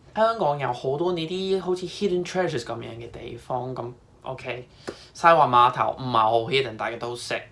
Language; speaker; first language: Cantonese; non-native, fluent; English